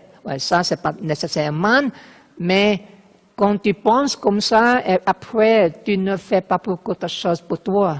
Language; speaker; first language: French; non-native, learner; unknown